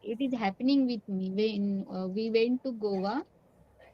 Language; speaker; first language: English; non-native, learner; Marathi